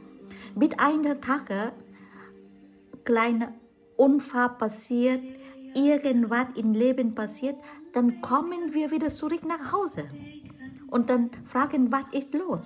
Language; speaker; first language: German; non-native, fluent; Vietnamese